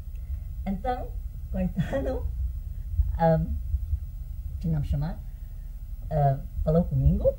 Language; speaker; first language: Portuguese; early bilingual, heritage; English